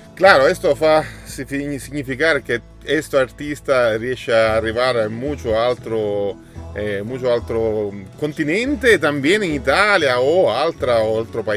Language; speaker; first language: Spanish; non-native, learner; Italian